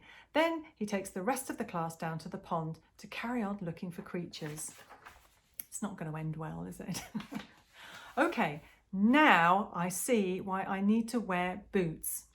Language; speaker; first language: English; native; English